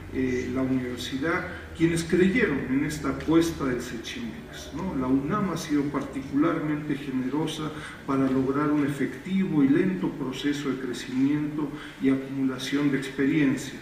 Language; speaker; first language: Spanish; native; Spanish